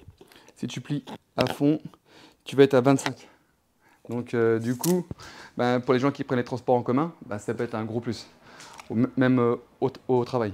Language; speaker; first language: French; native; French